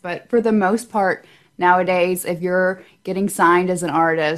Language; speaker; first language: English; native; English